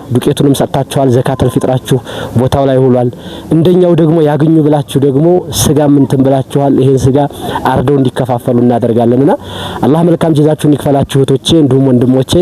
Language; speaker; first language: Amharic; native; Amharic